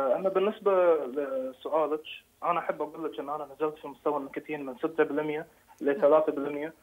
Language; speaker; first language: Arabic; native; Arabic